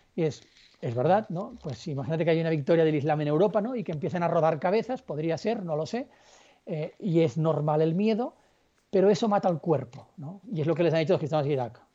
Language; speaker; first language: Spanish; native; Spanish